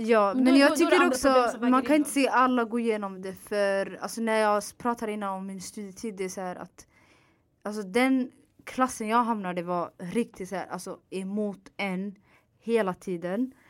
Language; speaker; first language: Swedish; non-native, fluent; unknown